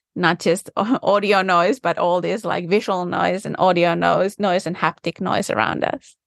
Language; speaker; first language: English; non-native, fluent; Finnish